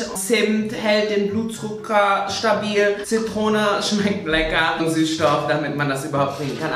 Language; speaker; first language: German; native; German